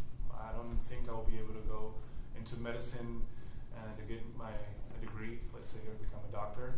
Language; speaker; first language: English; non-native, fluent; Spanish